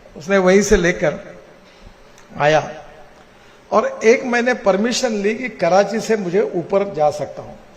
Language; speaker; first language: Hindi; non-native, local second language; Marathi